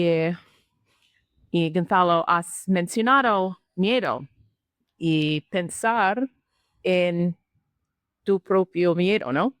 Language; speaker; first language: Spanish; non-native, learner; English